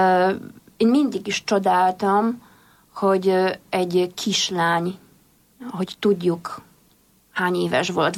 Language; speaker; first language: Hungarian; non-native, fluent; Polish